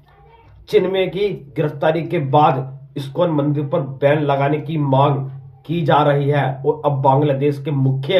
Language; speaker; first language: Hindi; native; Hindi